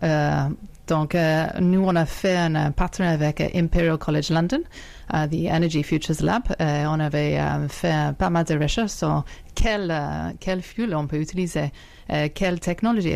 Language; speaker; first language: French; non-native, fluent; English